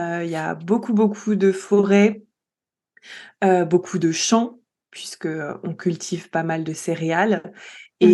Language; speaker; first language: French; native; French